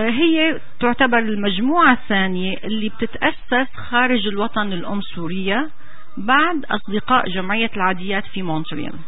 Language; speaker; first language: Arabic; native; Arabic